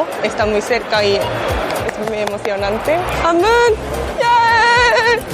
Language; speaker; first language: Spanish; non-native, learner; Japanese